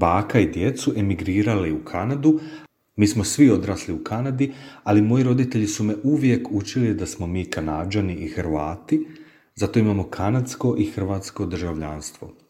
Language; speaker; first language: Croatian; early bilingual, heritage; Croatian